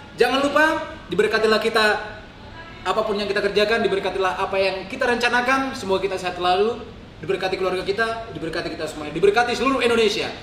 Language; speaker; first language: Indonesian; non-native, local second language; Batak Toba